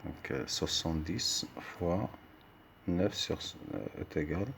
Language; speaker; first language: French; non-native, local second language; Arabic